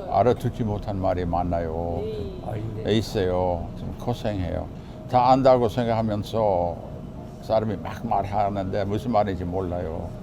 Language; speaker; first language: Korean; non-native, fluent; English